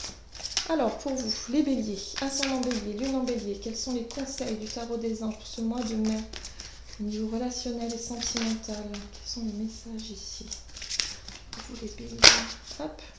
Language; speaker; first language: French; native; French